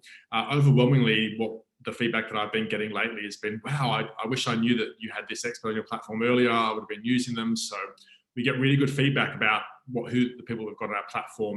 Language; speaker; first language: English; native; English